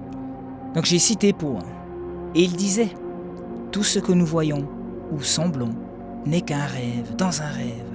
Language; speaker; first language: French; native; French